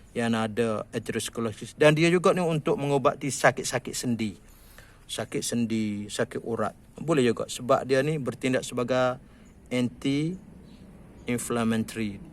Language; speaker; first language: Malay; native; Malay